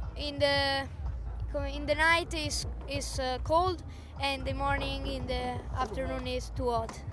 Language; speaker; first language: English; non-native, fluent; Italian